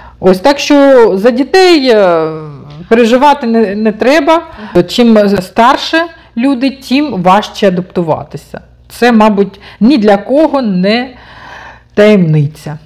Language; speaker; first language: Ukrainian; non-native, local second language; Russian